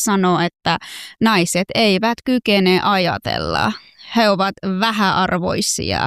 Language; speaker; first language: Finnish; non-native, fluent; Persian